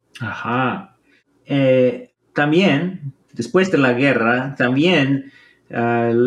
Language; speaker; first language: Spanish; non-native, fluent; English